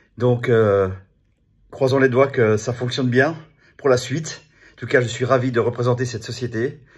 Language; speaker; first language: French; native; French